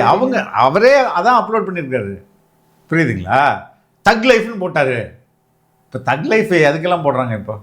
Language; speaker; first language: Tamil; native; Tamil